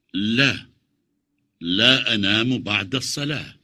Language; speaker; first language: Arabic; non-native, learner; Indonesian